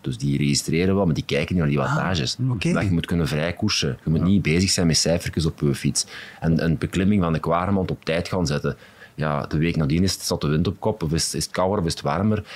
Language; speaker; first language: Dutch; native; Dutch